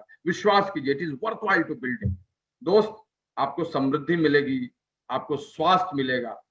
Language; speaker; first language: Hindi; native; Hindi